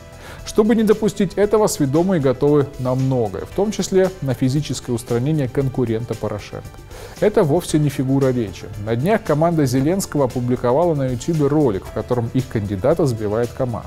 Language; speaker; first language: Russian; native; Russian